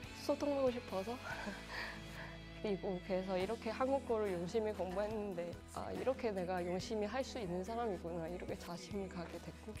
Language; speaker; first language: Korean; non-native, fluent; Cantonese